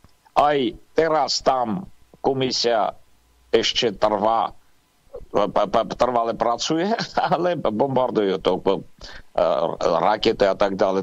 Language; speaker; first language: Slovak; non-native, fluent; Armenian